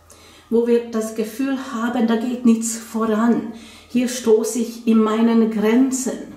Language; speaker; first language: German; non-native, fluent; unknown